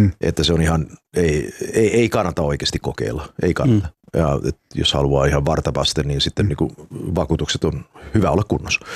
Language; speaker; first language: Finnish; early bilingual, heritage; Finnish